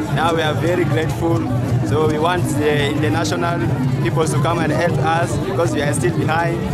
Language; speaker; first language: English; non-native, fluent; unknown